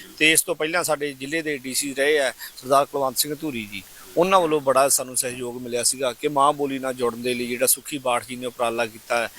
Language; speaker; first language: Punjabi; native; Punjabi